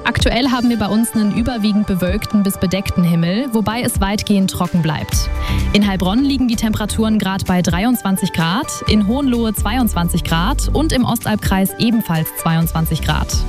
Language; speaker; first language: German; native; German